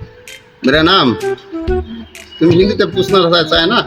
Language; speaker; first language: Hindi; non-native, learner; Bangla